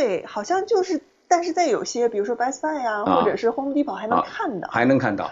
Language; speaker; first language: Chinese; native; Chinese